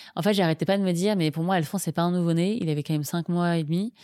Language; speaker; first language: French; native; French